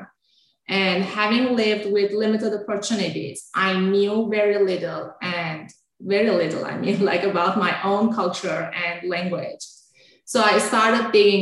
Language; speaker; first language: English; non-native, fluent; Azerbaijani